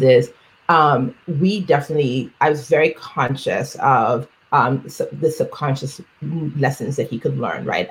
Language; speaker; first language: English; non-native, local second language; Yoruba